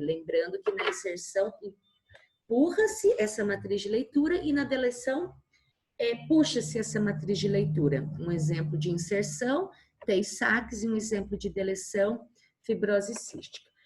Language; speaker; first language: Portuguese; native; Portuguese